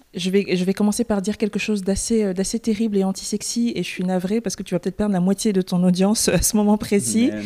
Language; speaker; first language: French; native; French